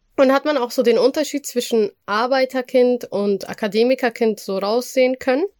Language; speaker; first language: German; early bilingual, other home language; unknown